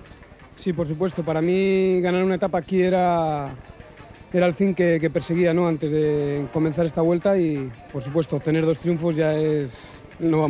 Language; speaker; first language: Spanish; native; Spanish